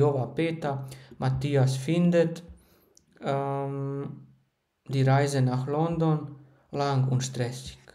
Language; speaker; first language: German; non-native, fluent; Bosnian